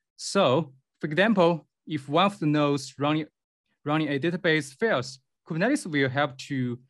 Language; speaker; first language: English; non-native, fluent; Chinese